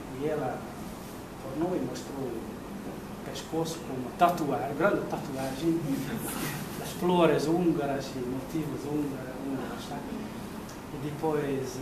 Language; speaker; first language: Portuguese; non-native, fluent; Hungarian